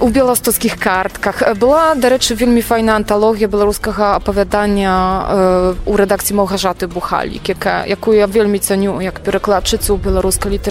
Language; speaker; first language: Belarusian; non-native, fluent; Polish